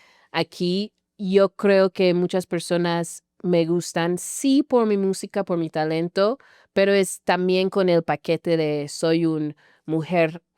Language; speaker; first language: Spanish; non-native, fluent; English